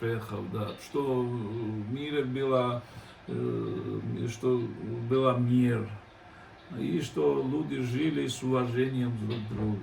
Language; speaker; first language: Russian; non-native, fluent; Georgian